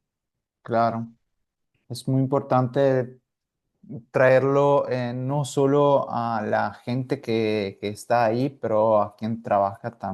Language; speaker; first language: Spanish; non-native, fluent; Italian